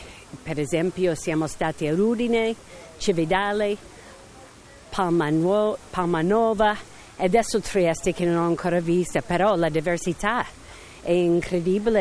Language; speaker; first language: Italian; non-native, fluent; English